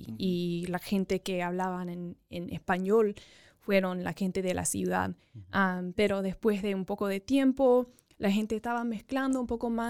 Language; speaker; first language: Spanish; early bilingual, other home language; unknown